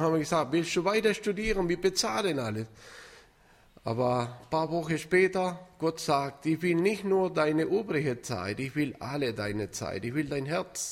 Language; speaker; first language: German; non-native, fluent; Spanish